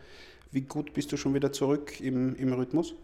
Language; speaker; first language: German; native; German